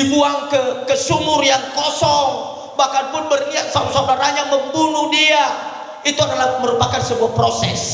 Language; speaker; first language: Indonesian; native; Indonesian